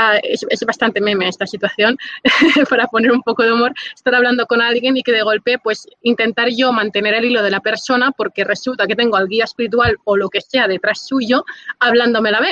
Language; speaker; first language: Spanish; native; Spanish